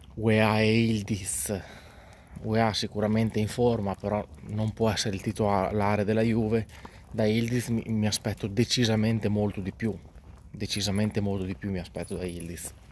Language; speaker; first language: Italian; native; Italian